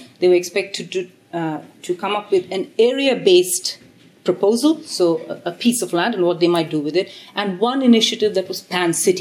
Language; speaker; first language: English; non-native, local second language; Tamil